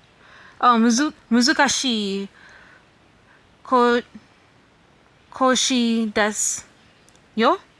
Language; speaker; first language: Japanese; non-native, learner; English